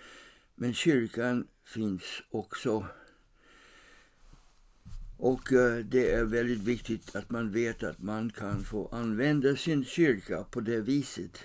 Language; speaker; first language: Swedish; non-native, fluent; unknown